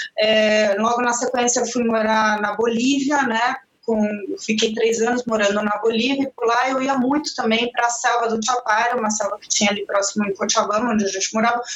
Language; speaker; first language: Portuguese; non-native, fluent; Spanish